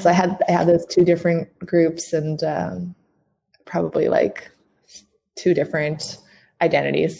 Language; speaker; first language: English; native; English